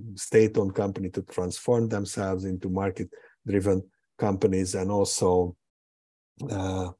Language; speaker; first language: English; non-native, fluent; Hungarian